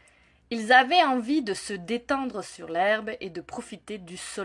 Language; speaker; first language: French; native; French